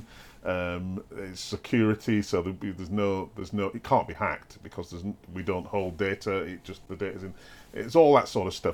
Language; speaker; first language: English; native; English